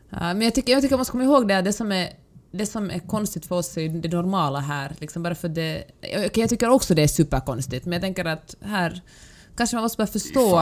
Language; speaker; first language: Swedish; native; Swedish